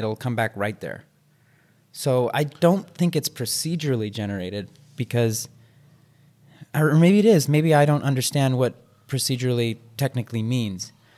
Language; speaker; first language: English; native; English